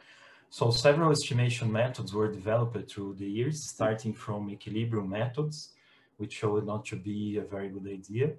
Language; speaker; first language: English; non-native, fluent; Portuguese